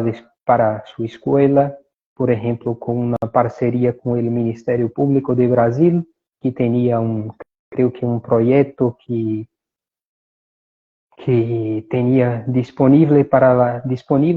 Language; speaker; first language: Spanish; non-native, fluent; Portuguese